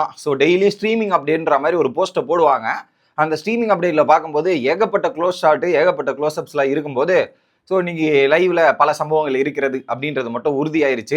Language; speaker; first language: Tamil; native; Tamil